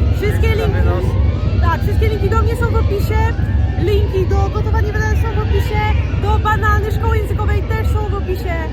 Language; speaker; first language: Polish; native; Polish